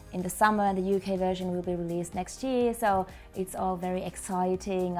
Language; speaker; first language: English; non-native, fluent; Finnish